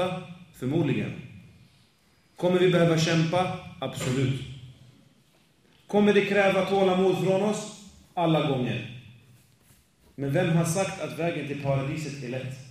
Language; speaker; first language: Swedish; native; Swedish